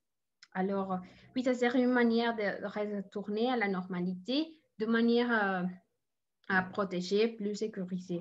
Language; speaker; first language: French; non-native, learner; Spanish